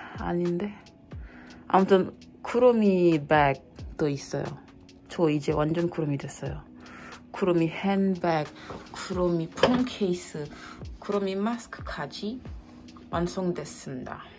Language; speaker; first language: Korean; non-native, fluent; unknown